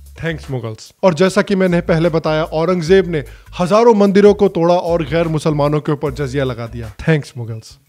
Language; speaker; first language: Hindi; native; Hindi